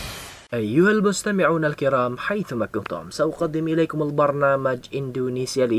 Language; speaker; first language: Arabic; non-native, fluent; Indonesian